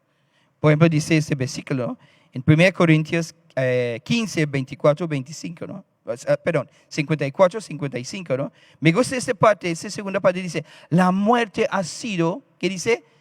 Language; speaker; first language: Spanish; non-native, fluent; English